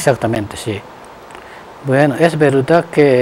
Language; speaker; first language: Spanish; non-native, fluent; Japanese